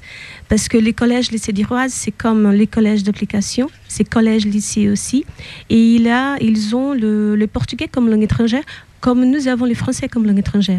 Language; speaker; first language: French; non-native, fluent; Portuguese